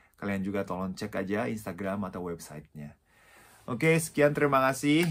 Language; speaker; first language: Indonesian; non-native, fluent; Japanese